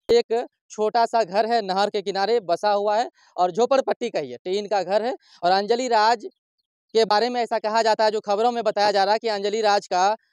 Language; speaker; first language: Hindi; native; Hindi